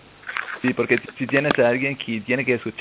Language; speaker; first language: Spanish; non-native, fluent; German